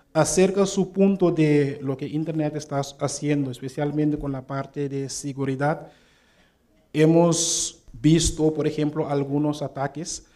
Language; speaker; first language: Spanish; non-native, fluent; Papiamento